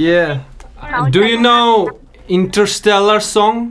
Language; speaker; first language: English; non-native, learner; Russian